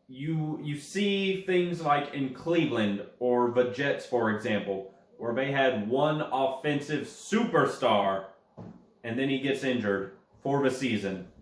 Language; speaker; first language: English; native; English